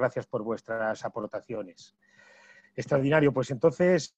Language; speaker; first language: Spanish; native; Spanish